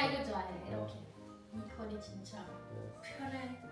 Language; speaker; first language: Korean; non-native, fluent; German